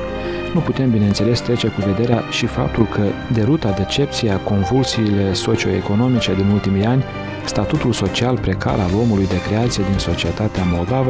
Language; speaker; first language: Romanian; native; Romanian